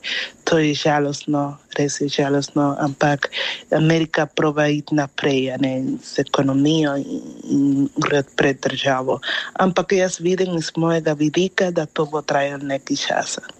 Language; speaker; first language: Slovenian; non-native, fluent; Spanish